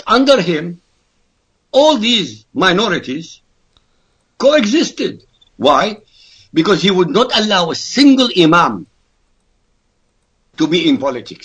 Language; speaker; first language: English; non-native, fluent; Arabic